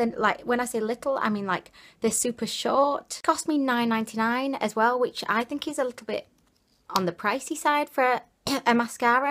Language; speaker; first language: English; native; English